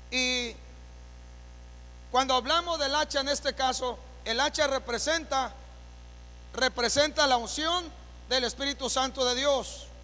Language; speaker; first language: Spanish; native; Spanish